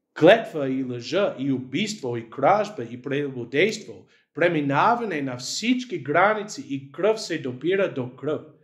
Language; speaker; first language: Bulgarian; non-native, fluent; English